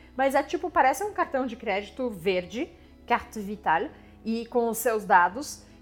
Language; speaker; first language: Portuguese; non-native, fluent; French